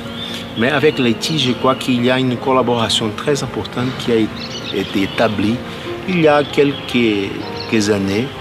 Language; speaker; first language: French; non-native, fluent; Portuguese